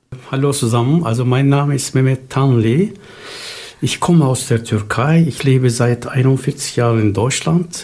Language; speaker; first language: German; non-native, fluent; Turkish